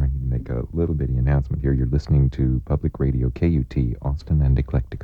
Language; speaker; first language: English; native; English